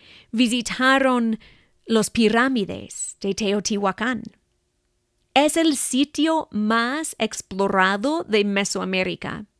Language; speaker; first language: Spanish; non-native, fluent; English